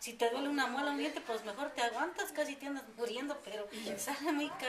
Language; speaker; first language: Spanish; native; Spanish